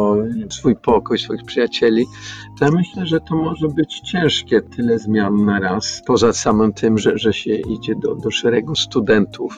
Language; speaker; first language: Polish; early bilingual, heritage; Polish